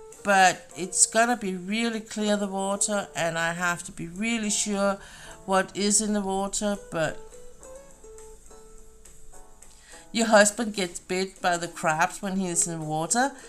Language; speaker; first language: English; non-native, fluent; Danish